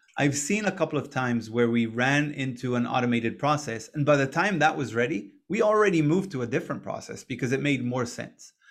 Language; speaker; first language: English; non-native, fluent; Hebrew